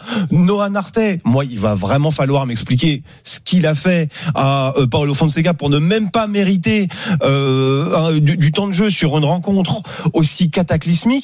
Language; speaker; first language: French; native; French